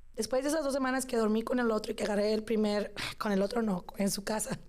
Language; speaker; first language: Spanish; early bilingual, other home language; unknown